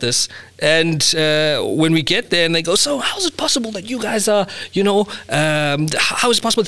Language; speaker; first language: English; native; English